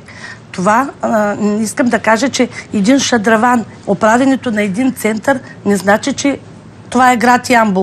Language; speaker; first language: Bulgarian; native; Bulgarian